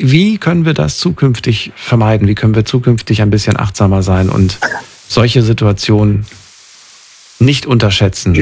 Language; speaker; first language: German; native; German